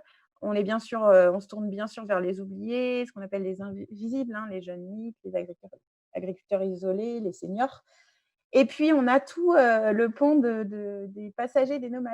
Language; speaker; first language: French; native; French